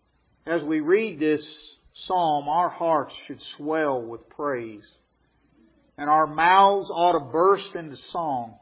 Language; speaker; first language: English; native; English